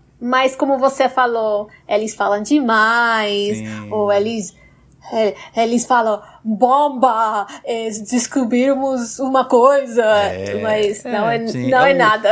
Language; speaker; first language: Portuguese; non-native, fluent; English